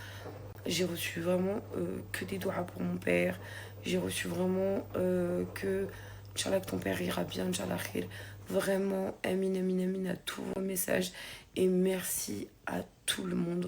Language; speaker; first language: French; native; French